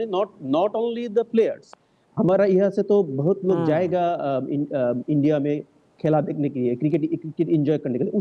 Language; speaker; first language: Hindi; non-native, learner; Bangla